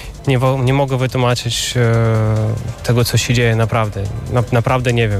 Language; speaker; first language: Polish; non-native, fluent; Russian